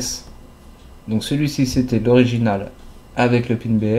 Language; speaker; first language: French; native; French